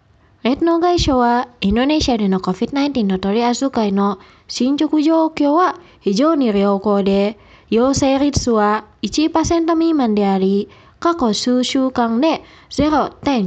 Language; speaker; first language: Japanese; non-native, fluent; Indonesian